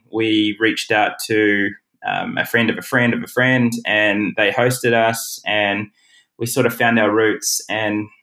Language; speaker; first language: English; native; English